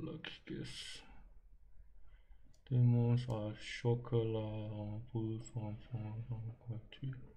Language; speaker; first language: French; non-native, learner; English